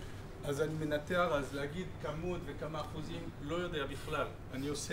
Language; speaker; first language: Hebrew; non-native, fluent; French